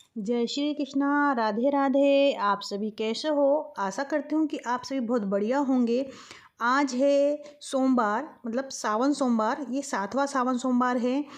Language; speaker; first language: Hindi; non-native, local second language; Bangla